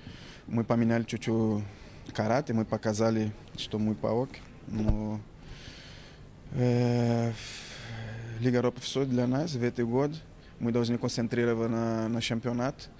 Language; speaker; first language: Russian; non-native, fluent; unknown